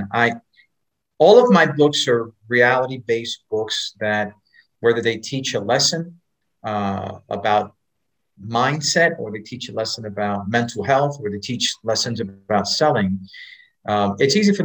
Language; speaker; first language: English; native; English